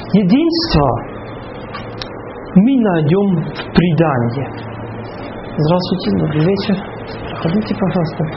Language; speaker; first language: Russian; non-native, fluent; Dutch